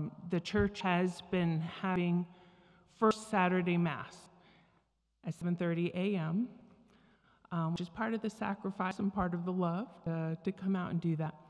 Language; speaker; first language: English; native; English